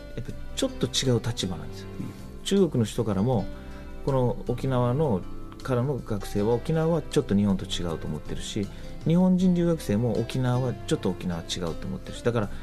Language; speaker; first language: Japanese; native; Japanese